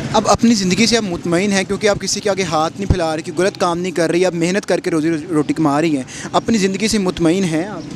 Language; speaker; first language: Urdu; native; Urdu